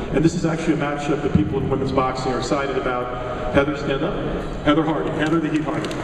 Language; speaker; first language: English; native; English